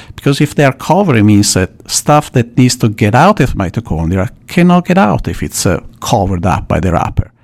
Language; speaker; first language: English; non-native, fluent; Italian